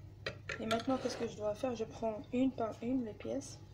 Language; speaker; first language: French; non-native, learner; Arabic